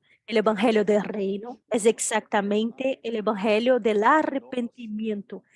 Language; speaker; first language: Spanish; non-native, fluent; Portuguese